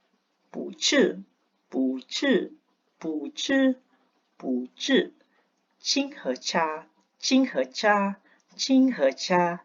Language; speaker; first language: Chinese; non-native, learner; Indonesian